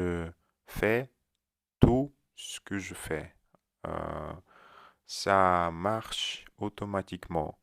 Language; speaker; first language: French; non-native, learner; Russian